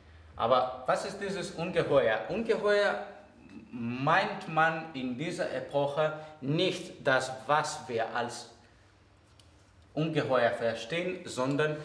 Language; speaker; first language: German; non-native, fluent; Greek